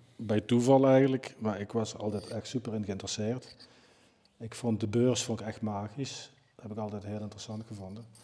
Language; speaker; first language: Dutch; native; Dutch